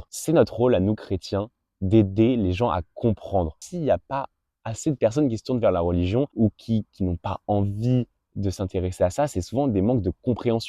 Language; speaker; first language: French; native; French